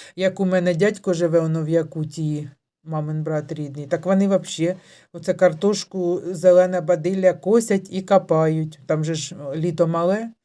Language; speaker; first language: Ukrainian; native; Ukrainian